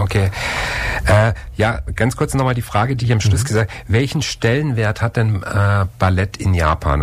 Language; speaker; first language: German; native; German